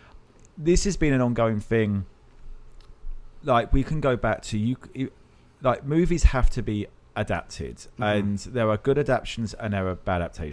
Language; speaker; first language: English; native; English